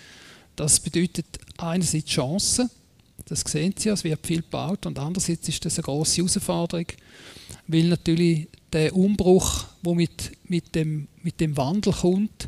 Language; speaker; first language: German; native; German